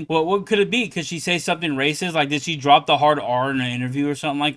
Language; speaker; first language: English; native; English